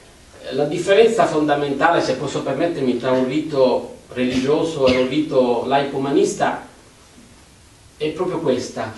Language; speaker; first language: Italian; native; Italian